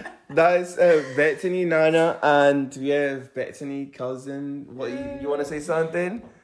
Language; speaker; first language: English; non-native, fluent; Portuguese